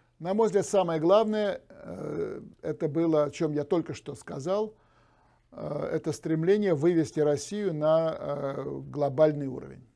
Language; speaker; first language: Russian; native; Russian